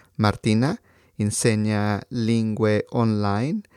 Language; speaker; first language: Italian; non-native, fluent; Spanish